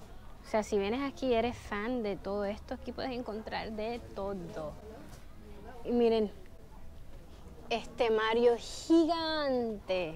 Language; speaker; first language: Spanish; early bilingual, heritage; Spanish